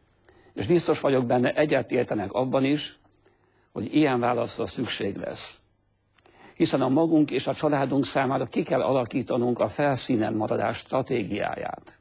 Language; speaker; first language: Hungarian; native; Hungarian